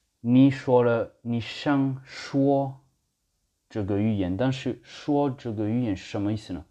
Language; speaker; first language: Chinese; non-native, learner; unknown